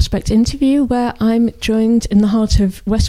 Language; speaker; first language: English; native; English